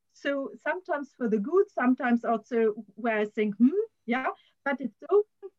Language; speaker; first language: English; non-native, fluent; German